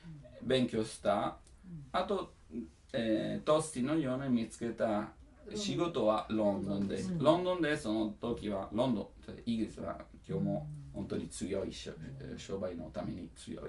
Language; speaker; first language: Japanese; non-native, learner; Italian